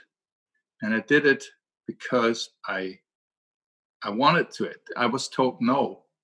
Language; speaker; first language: English; non-native, fluent; Danish